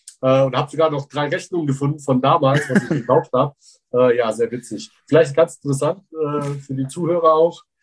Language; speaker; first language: German; early bilingual, other home language; Persian